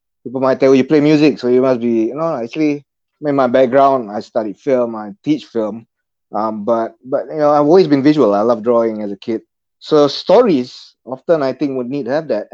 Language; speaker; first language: English; non-native, local second language; Malay